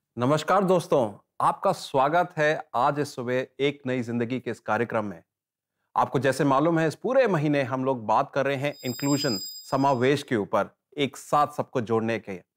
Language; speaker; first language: Hindi; native; Hindi